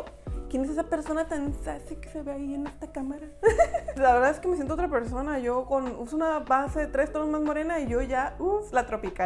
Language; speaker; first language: Spanish; native; Spanish